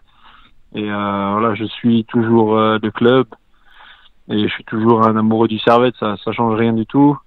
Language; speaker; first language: French; native; French